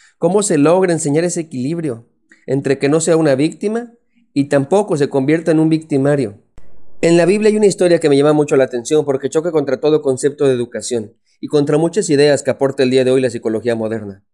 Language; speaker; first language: Spanish; native; Spanish